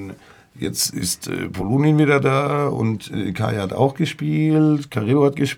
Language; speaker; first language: German; native; German